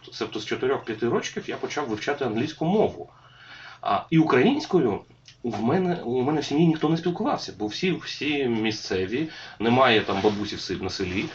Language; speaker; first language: Ukrainian; non-native, local second language; Russian